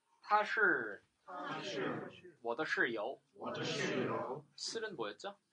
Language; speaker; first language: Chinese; non-native, fluent; Korean